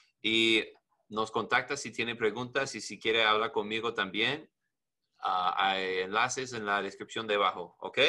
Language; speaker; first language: Spanish; non-native, learner; English